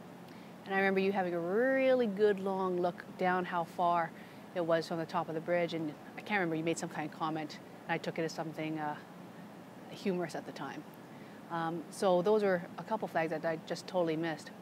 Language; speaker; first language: English; native; English